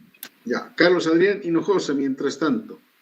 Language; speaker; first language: Spanish; native; Spanish